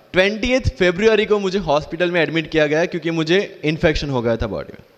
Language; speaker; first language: Hindi; non-native, local second language; Gujarati